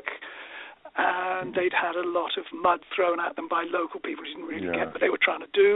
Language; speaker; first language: English; native; English